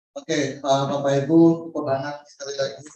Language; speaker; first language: Indonesian; native; Indonesian